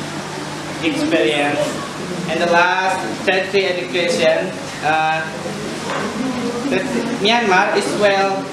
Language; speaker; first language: English; non-native, learner; Indonesian